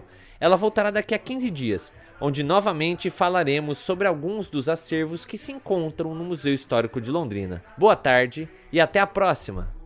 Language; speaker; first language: Portuguese; native; Portuguese